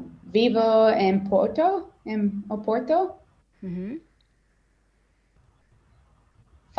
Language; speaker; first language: Portuguese; non-native, learner; English